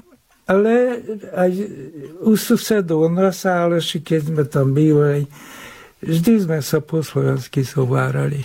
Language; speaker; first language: Slovak; early bilingual, heritage; Hungarian